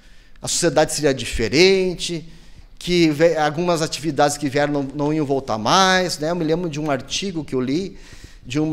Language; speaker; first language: Portuguese; native; Portuguese